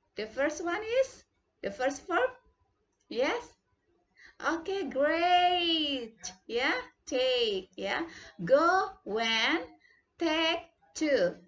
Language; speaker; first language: English; non-native, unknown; Indonesian